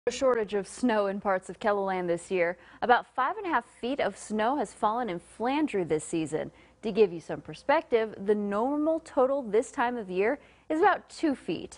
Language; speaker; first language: English; native; English